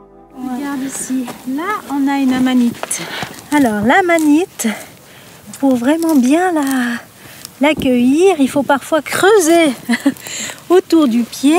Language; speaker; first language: French; native; French